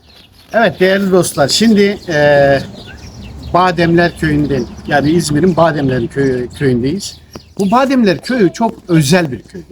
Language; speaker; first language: Turkish; native; Turkish